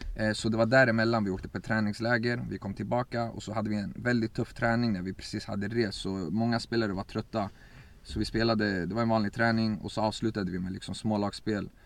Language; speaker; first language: Swedish; early bilingual, other home language; Kurdish